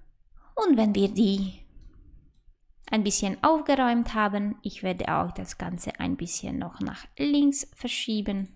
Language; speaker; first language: German; non-native, fluent; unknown